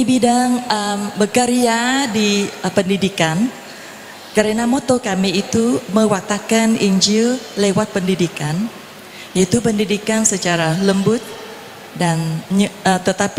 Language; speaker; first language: Indonesian; non-native, fluent; Vietnamese